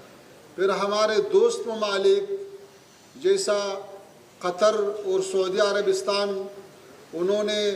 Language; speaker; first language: Hindi; non-native, fluent; Pashto